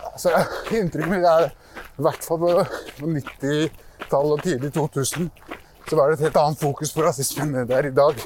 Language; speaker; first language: Norwegian; early bilingual, other home language; Persian